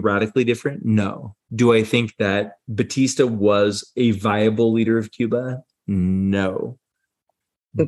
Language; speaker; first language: English; native; English